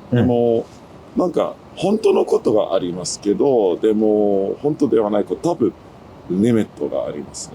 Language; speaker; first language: Japanese; non-native, learner; English